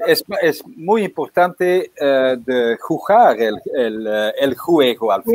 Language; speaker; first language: Spanish; non-native, fluent; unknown